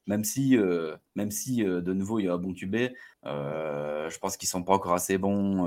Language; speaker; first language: French; native; French